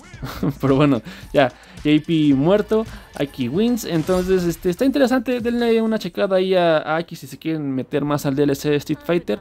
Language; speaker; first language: Spanish; native; Spanish